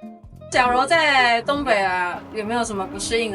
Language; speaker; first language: Chinese; early bilingual, heritage; Chinese